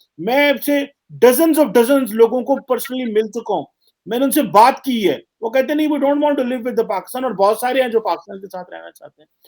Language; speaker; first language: Urdu; non-native, local second language; Punjabi